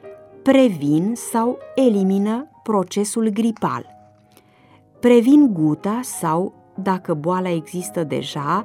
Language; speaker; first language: Romanian; native; Romanian